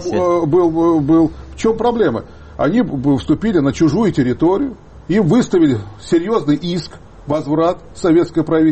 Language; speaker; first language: Russian; native; Russian